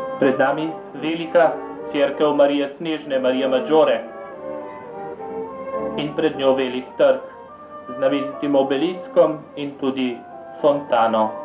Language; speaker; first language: Slovenian; native; Slovenian